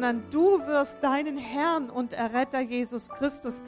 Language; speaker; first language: German; native; German